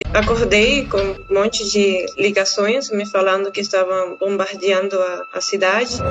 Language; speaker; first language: Portuguese; non-native, fluent; Spanish